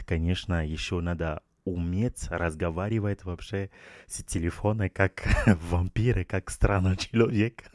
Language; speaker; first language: Russian; non-native, learner; French